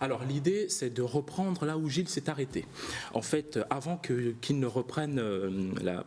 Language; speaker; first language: French; native; French